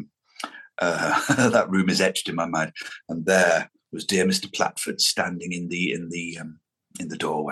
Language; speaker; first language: English; native; English